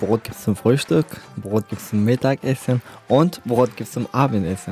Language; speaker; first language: German; non-native, fluent; Persian